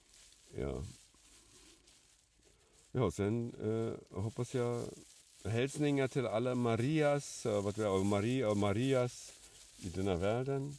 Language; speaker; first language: Swedish; non-native, fluent; German